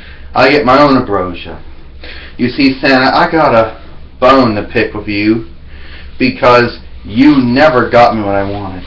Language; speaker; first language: English; native; English